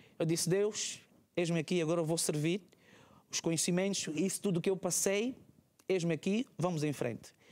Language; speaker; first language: Portuguese; native; Portuguese